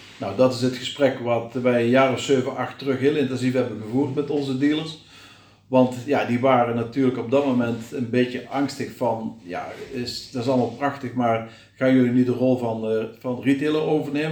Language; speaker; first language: Dutch; native; Dutch